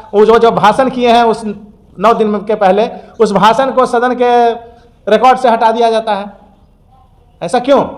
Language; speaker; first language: Hindi; native; Hindi